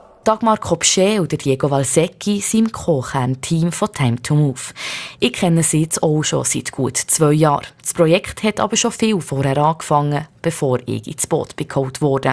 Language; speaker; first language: German; native; German